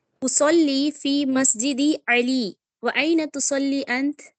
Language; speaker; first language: Arabic; non-native, learner; Tamil